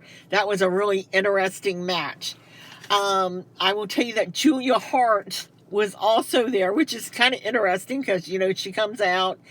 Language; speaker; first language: English; native; English